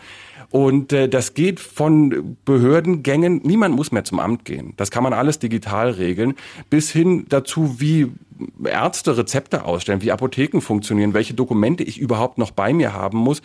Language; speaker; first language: German; native; German